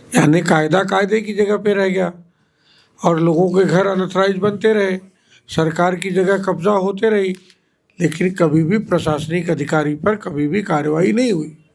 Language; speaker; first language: Hindi; non-native, local second language; Marathi